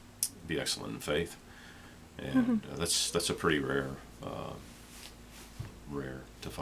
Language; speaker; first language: English; native; English